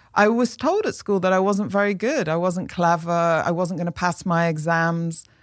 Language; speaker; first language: English; native; English